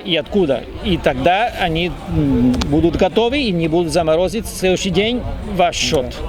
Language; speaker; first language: Russian; non-native, fluent; Spanish